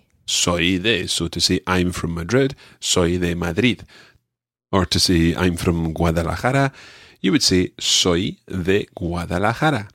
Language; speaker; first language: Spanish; non-native, fluent; English